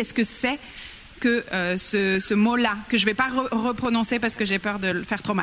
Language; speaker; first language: French; native; French